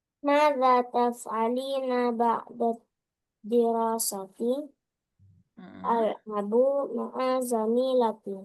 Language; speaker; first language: Arabic; non-native, learner; Indonesian